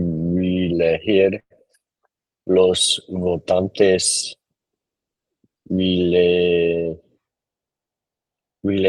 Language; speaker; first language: Spanish; non-native, learner; English